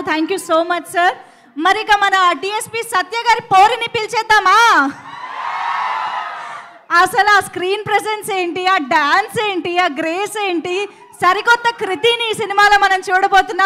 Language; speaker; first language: Telugu; native; Telugu